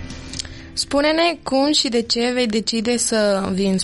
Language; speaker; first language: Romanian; early bilingual, heritage; Romanian